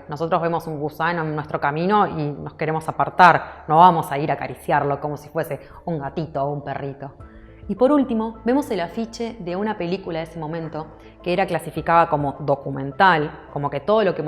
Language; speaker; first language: Spanish; native; Spanish